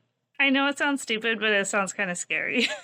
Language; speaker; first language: English; native; English